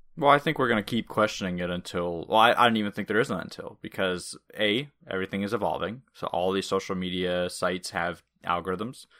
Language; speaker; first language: English; non-native, fluent; Russian